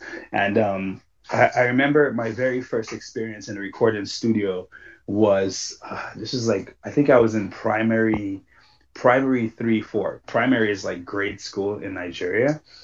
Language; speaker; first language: English; non-native, local second language; Yoruba